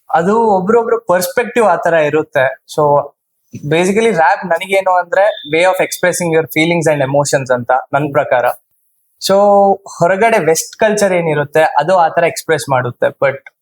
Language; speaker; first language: Kannada; non-native, local second language; Kodava